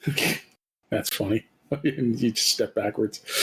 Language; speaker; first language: English; native; English